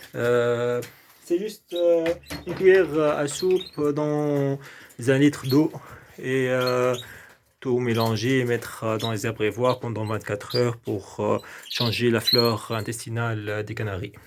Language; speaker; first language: French; non-native, local second language; Arabic